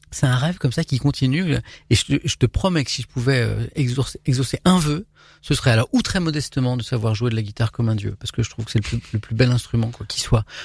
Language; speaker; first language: French; native; French